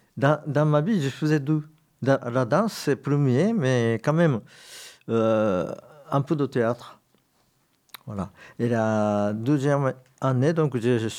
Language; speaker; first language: French; non-native, fluent; Japanese